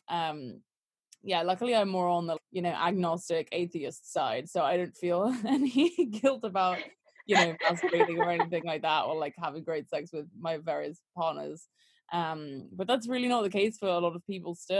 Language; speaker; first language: English; native; English